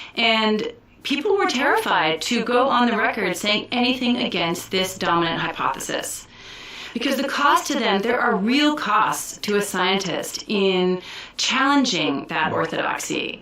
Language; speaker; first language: English; native; English